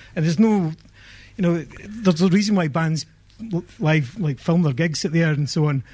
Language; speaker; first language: English; native; English